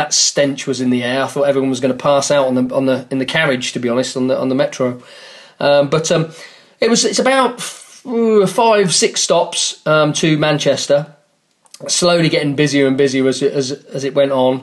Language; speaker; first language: English; native; English